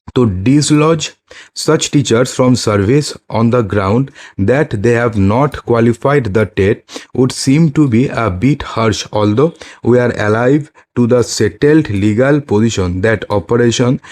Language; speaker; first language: English; non-native, local second language; Bangla